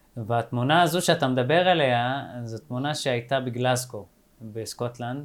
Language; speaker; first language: Hebrew; non-native, local second language; Arabic